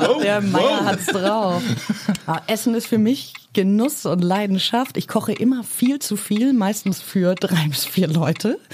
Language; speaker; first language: German; native; German